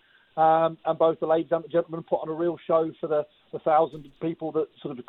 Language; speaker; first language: English; native; English